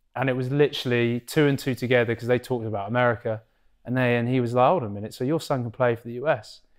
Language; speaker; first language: English; native; English